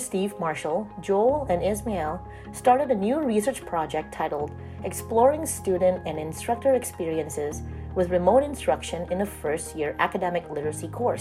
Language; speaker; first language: English; native; English